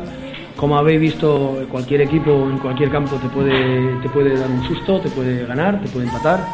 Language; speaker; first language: Spanish; native; Spanish